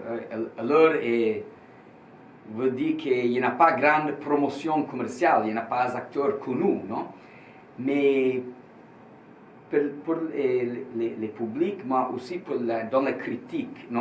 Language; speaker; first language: French; non-native, learner; Italian